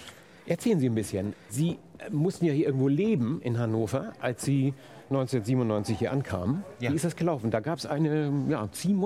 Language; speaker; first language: German; native; German